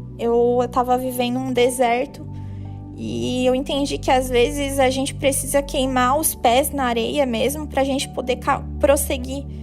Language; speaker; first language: Portuguese; native; Portuguese